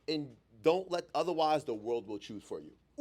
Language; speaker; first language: English; native; English